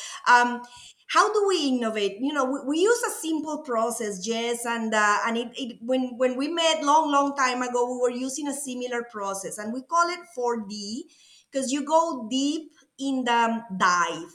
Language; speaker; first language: English; non-native, fluent; Spanish